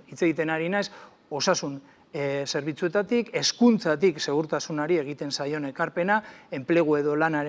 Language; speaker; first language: Basque; native; Basque